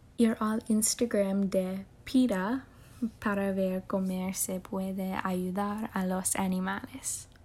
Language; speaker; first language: Spanish; non-native, learner; English